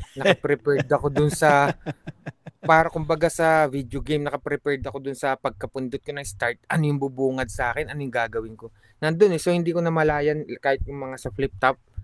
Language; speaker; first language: Filipino; native; Filipino